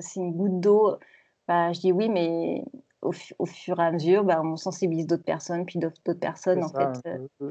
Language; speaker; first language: French; native; French